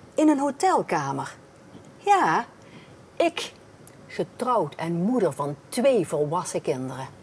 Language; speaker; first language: Dutch; native; Dutch